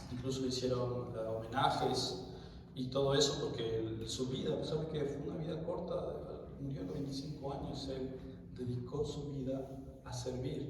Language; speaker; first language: Spanish; native; Spanish